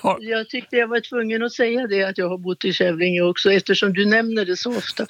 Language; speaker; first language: Swedish; native; Swedish